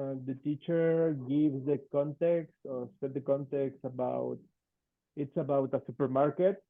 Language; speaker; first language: English; non-native, fluent; Spanish